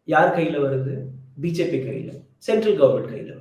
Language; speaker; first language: English; non-native, local second language; Tamil